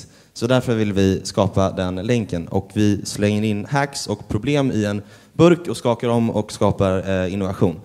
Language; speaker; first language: Swedish; native; Swedish